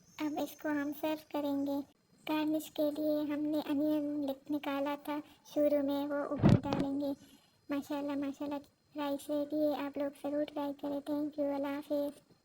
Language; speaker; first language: Urdu; non-native, local second language; Pashto